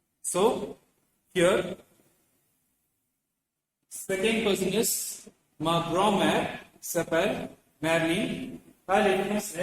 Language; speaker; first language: French; non-native, fluent; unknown